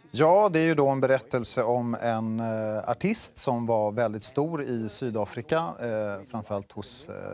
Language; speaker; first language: Swedish; native; Swedish